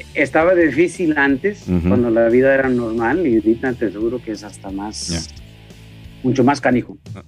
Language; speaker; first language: Spanish; early bilingual, heritage; Spanish